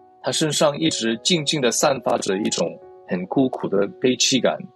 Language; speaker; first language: Chinese; early bilingual, heritage; Chinese